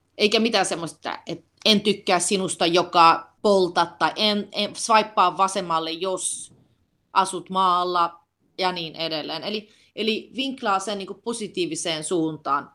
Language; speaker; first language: Finnish; early bilingual, heritage; Finnish